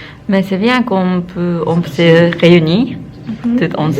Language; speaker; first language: French; non-native, learner; Japanese